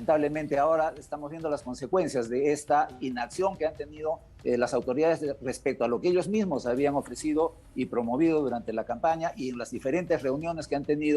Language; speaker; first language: Spanish; native; Spanish